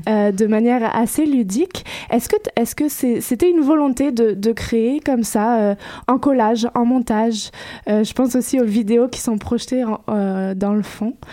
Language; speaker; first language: French; native; French